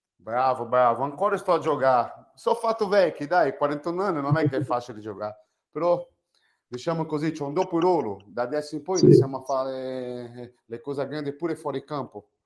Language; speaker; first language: Italian; non-native, fluent; Portuguese